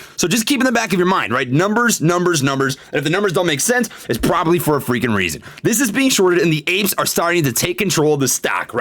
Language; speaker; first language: English; native; English